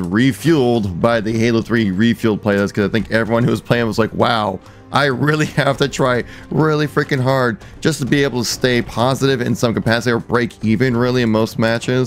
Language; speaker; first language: English; native; English